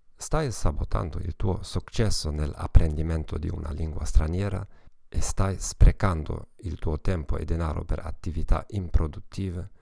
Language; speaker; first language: Italian; non-native, learner; German